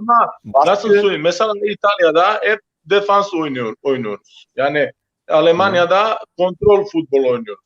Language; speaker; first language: Turkish; non-native, learner; Croatian